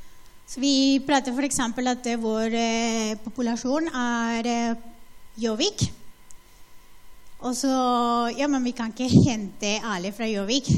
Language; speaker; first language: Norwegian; non-native, fluent; Spanish